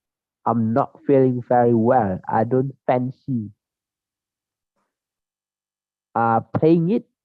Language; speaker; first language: English; non-native, learner; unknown